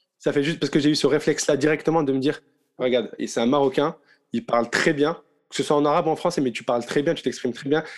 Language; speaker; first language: French; non-native, local second language; Arabic